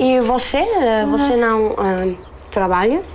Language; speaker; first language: Portuguese; early bilingual, heritage; Dutch